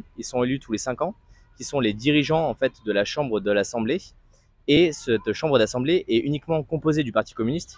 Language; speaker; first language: French; native; French